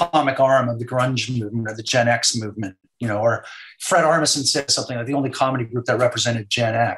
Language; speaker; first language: English; native; English